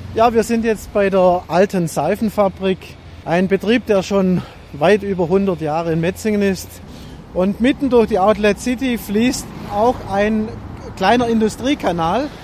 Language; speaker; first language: German; native; German